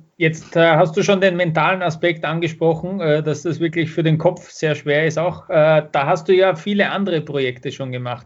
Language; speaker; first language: German; native; German